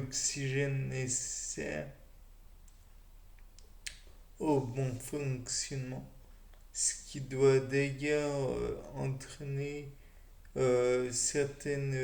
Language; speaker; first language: French; native; French